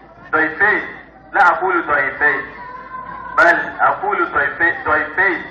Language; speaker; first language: Arabic; non-native, fluent; Yoruba